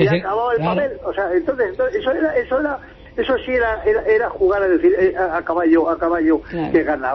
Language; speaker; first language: Spanish; native; Spanish